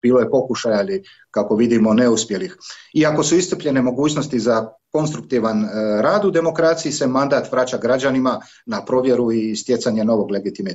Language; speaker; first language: Serbian; native; Serbian